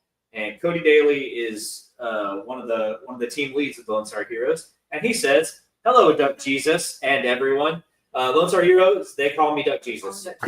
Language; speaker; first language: English; native; English